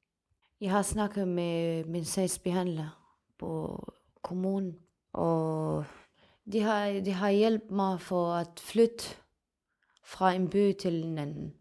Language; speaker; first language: Danish; non-native, fluent; Arabic